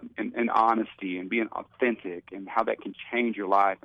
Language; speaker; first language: English; native; English